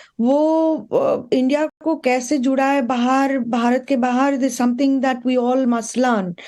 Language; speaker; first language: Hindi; non-native, local second language; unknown